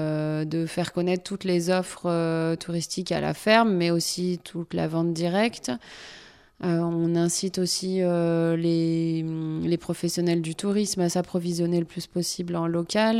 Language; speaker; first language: French; native; French